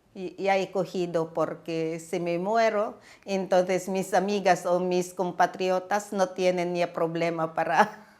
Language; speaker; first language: Spanish; non-native, learner; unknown